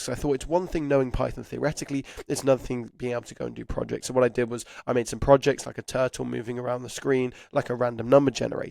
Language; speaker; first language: English; native; English